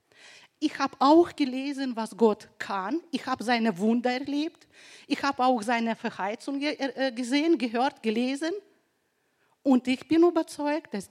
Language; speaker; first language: German; non-native, fluent; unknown